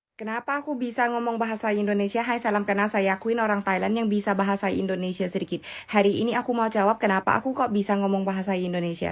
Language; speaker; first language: Indonesian; non-native, fluent; Thai